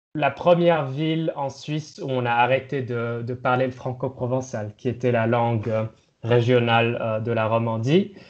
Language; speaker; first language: French; non-native, local second language; German